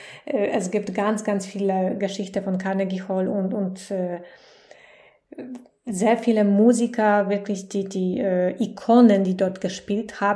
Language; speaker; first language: German; non-native, fluent; Polish